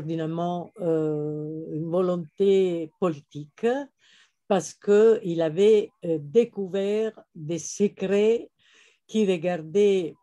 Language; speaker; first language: French; non-native, fluent; Italian